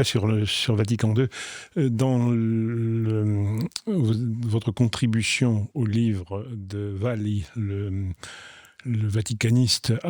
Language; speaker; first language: French; native; French